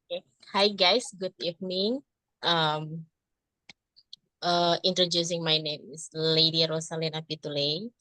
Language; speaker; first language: English; non-native, learner; Indonesian